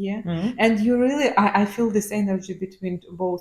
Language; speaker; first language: English; non-native, learner; Ukrainian